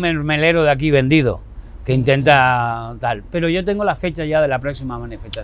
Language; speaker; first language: Spanish; native; Spanish